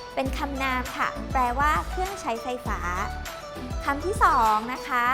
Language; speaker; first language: Thai; native; Thai